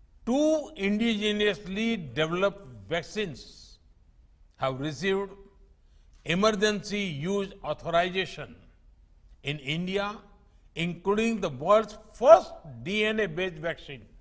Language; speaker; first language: English; non-native, local second language; Gujarati